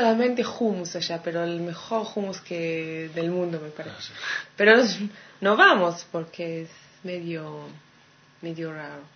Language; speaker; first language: Spanish; non-native, fluent; Hebrew